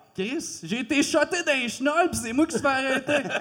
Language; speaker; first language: French; native; French